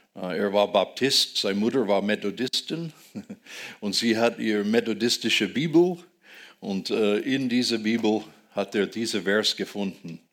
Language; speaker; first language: German; non-native, fluent; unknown